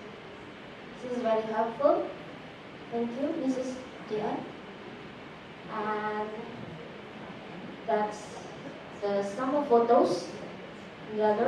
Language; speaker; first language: English; non-native, fluent; Indonesian